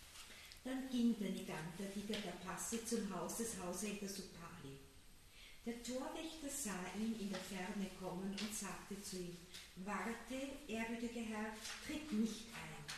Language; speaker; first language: German; native; German